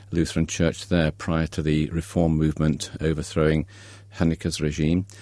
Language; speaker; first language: English; native; English